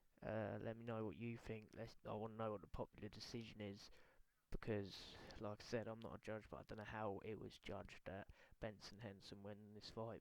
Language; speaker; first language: English; native; English